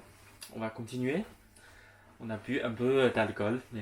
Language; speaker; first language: French; non-native, local second language; Chinese